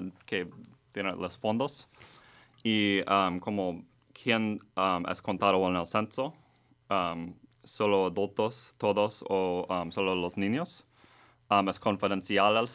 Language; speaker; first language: Spanish; non-native, learner; English